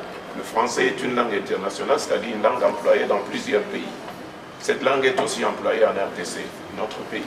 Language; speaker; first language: French; non-native, local second language; Lingala